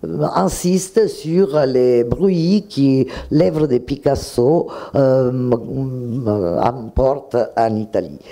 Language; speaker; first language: French; non-native, fluent; Italian